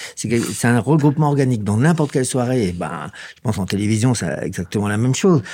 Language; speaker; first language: French; native; French